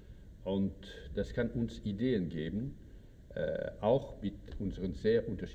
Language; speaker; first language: German; non-native, fluent; French